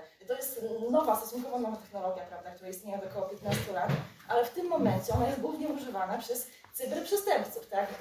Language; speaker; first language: Polish; native; Polish